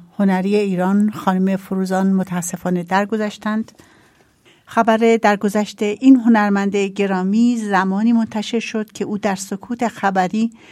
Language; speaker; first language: Persian; native; Persian